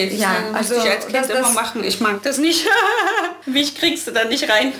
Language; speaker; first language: German; native; German